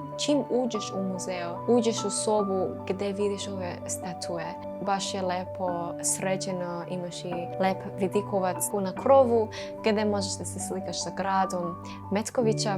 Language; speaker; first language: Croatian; non-native, learner; English